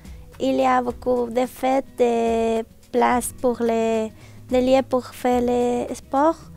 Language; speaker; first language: French; non-native, learner; Spanish